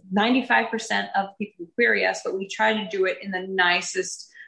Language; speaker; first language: English; native; English